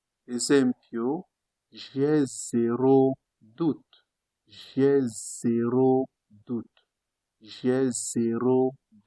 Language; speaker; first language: French; non-native, fluent; Italian